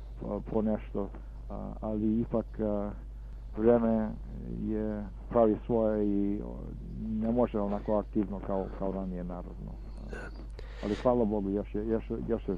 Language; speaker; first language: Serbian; early bilingual, heritage; Serbian